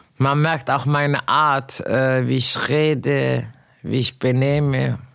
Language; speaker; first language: German; non-native, fluent; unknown